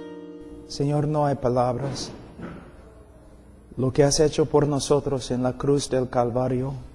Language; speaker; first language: Spanish; non-native, fluent; English